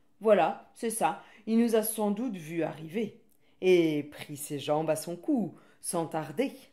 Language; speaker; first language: French; native; French